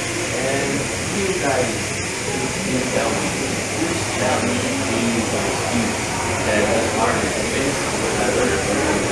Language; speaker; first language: English; non-native, learner; Portuguese